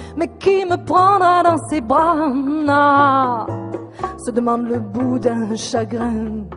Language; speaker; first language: French; native; French